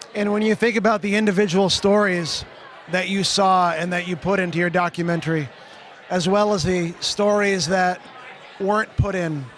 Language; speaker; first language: English; early bilingual, other home language; Portuguese